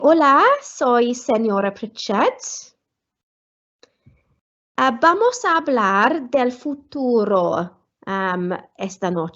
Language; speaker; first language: Spanish; non-native, fluent; Welsh